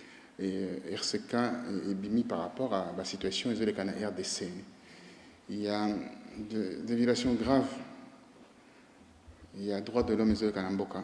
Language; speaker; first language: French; non-native, local second language; Lingala